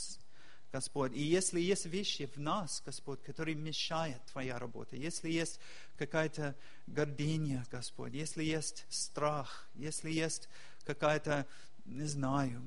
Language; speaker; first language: Russian; non-native, fluent; English